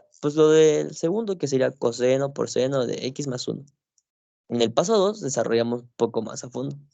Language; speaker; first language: Spanish; native; Spanish